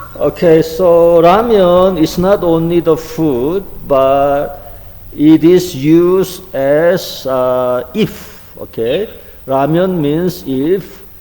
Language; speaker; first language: English; non-native, fluent; Korean